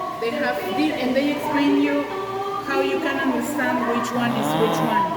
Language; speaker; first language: English; non-native, learner; Spanish